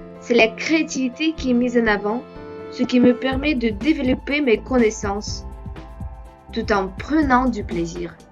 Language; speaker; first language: French; non-native, fluent; Russian